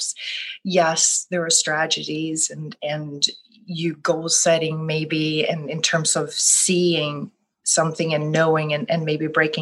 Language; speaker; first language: English; non-native, fluent; Swedish